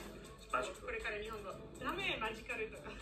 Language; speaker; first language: Japanese; non-native, fluent; English